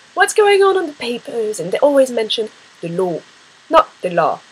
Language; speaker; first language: English; non-native, fluent; French